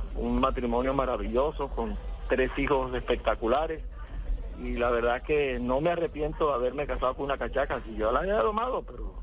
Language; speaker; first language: Spanish; native; Spanish